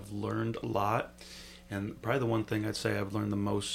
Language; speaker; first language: English; native; English